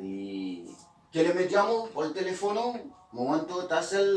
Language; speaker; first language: Spanish; non-native, learner; Haitian Creole